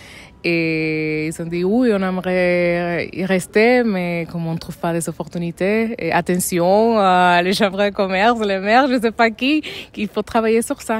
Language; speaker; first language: French; non-native, fluent; Spanish